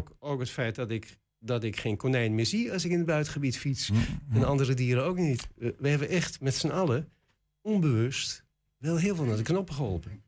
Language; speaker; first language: Dutch; native; Dutch